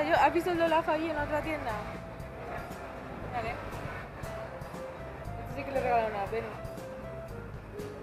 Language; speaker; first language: Spanish; native; Spanish